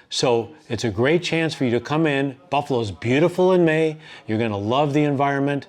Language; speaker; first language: English; native; English